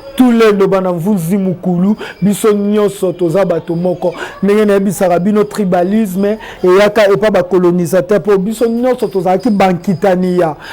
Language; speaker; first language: Lingala; non-native, local second language; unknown